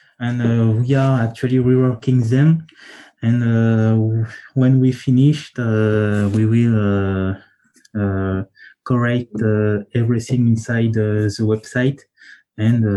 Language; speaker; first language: English; non-native, learner; French